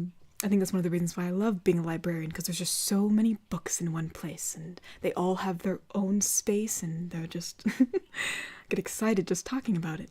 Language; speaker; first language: English; native; English